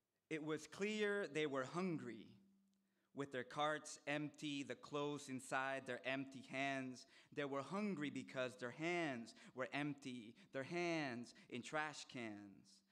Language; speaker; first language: English; early bilingual, other home language; Spanish